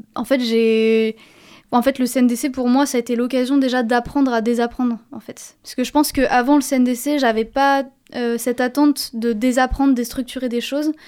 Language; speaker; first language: French; native; French